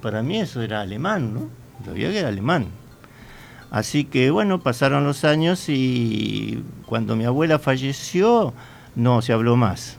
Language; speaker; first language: Spanish; native; Spanish